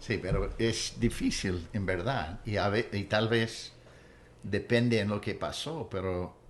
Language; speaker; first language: Spanish; non-native, fluent; English